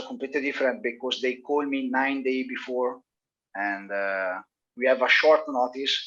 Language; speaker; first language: English; non-native, learner; Italian